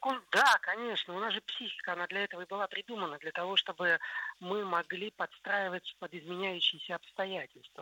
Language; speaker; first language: Russian; native; Russian